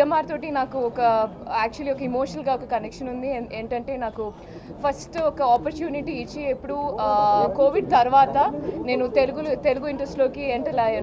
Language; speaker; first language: Telugu; non-native, fluent; Malayalam